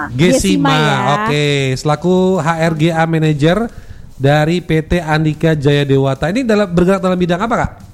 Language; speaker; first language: Indonesian; native; Indonesian